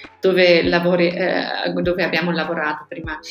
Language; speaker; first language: Italian; non-native, fluent; German